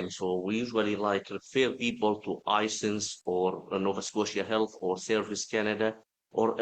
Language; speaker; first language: English; non-native, fluent; Arabic